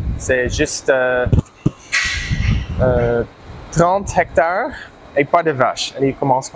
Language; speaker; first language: French; non-native, learner; English